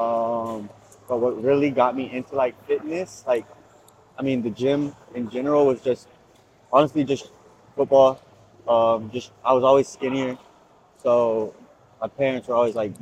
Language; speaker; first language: English; native; English